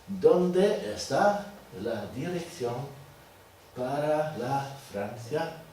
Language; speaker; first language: Spanish; non-native, learner; German